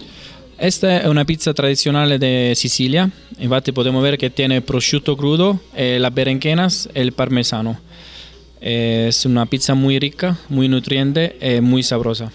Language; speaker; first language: Spanish; non-native, fluent; Italian